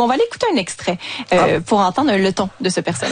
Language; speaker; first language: French; native; French